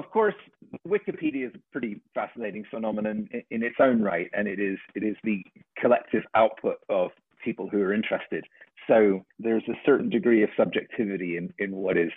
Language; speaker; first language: English; native; English